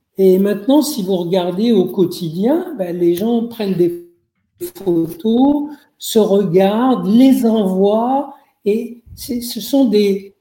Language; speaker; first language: French; non-native, local second language; Arabic